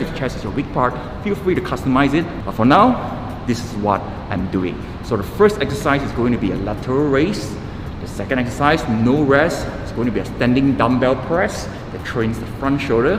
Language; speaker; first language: English; non-native, local second language; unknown